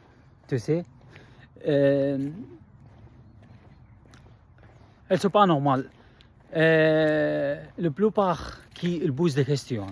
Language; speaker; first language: French; non-native, learner; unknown